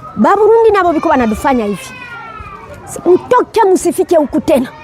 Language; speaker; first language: Swahili; native; Swahili